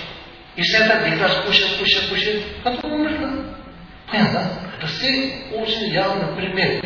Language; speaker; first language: Russian; non-native, learner; Tibetan